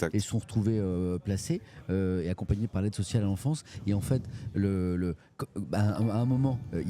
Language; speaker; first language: French; native; French